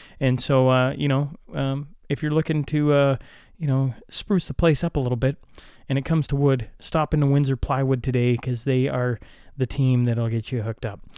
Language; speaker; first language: English; native; English